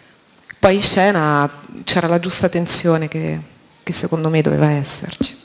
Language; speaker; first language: Italian; native; Italian